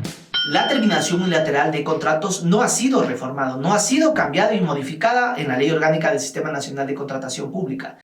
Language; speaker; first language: Spanish; native; Spanish